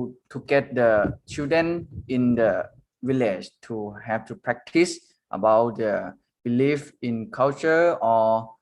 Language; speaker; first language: English; non-native, learner; Thai